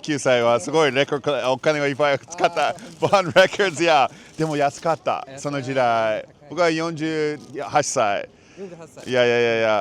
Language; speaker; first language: Japanese; non-native, learner; English